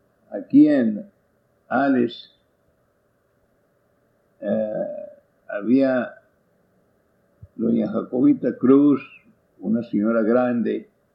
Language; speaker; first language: Spanish; early bilingual, heritage; Spanish